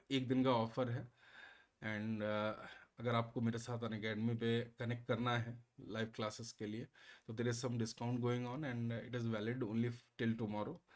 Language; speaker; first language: Hindi; native; Hindi